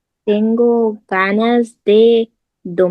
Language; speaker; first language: Spanish; non-native, learner; English